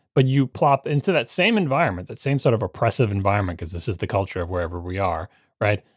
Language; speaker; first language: English; native; English